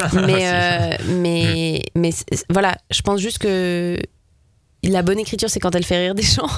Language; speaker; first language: French; native; French